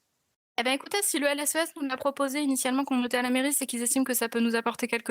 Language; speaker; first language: French; native; French